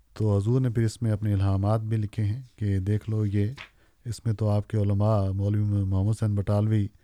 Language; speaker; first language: Urdu; native; Urdu